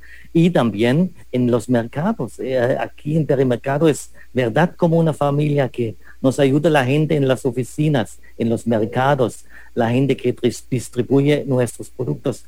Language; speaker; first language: Spanish; non-native, fluent; German